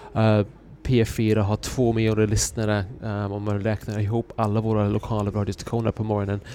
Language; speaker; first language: Swedish; non-native, fluent; English